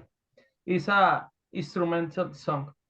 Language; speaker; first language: English; non-native, learner; Spanish